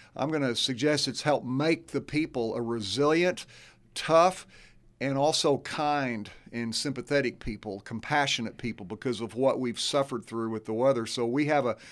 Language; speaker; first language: English; native; English